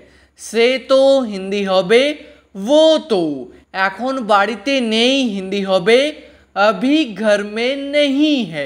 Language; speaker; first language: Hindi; non-native, local second language; Bangla